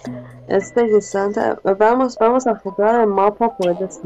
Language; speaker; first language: Spanish; non-native, learner; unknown